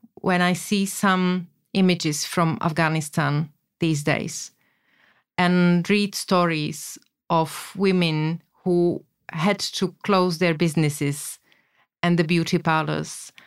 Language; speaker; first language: English; non-native, fluent; Slovak